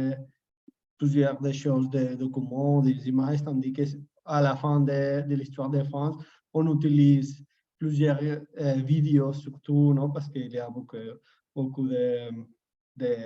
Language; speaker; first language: French; non-native, fluent; Catalan